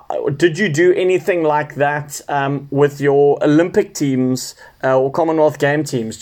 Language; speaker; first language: English; native; English